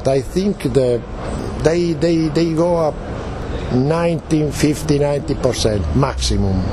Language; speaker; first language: English; non-native, learner; Italian